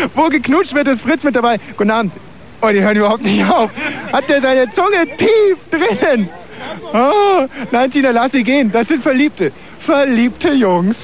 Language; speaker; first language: German; native; German